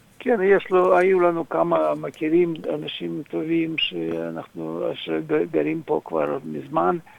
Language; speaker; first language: Hebrew; non-native, fluent; Russian